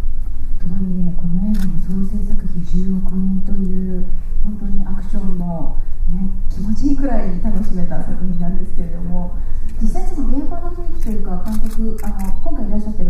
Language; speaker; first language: Japanese; native; Japanese